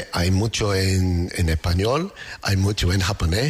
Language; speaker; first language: Spanish; non-native, learner; English